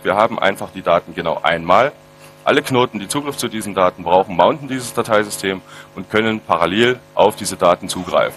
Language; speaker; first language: German; native; German